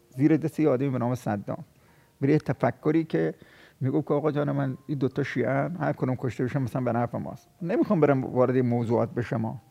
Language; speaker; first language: Persian; native; Persian